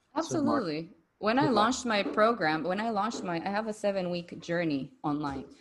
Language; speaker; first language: English; non-native, fluent; Spanish